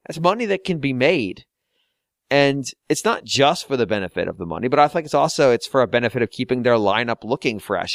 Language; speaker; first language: English; native; English